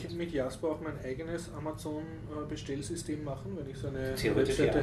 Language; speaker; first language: German; native; German